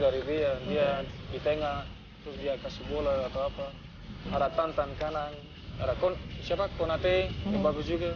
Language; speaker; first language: Indonesian; non-native, learner; Dutch